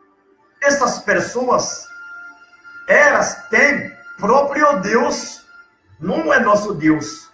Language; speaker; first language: Portuguese; non-native, learner; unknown